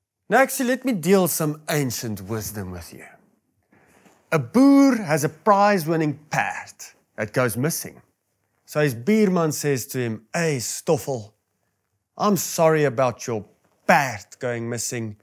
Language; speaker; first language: English; non-native, local second language; Afrikaans